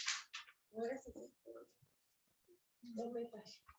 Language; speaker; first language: Spanish; native; Spanish